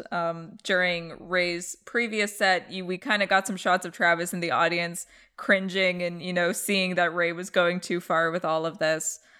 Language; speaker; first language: English; native; English